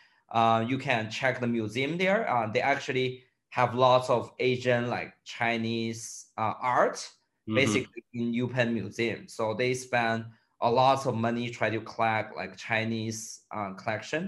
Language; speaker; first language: English; non-native, fluent; Chinese